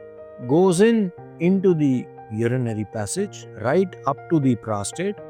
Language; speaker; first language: English; non-native, local second language; Hindi